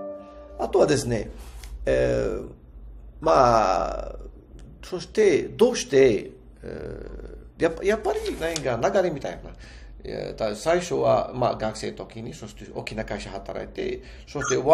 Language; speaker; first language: Japanese; non-native, fluent; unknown